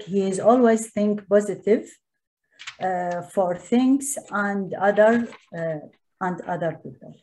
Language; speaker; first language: English; non-native, learner; Arabic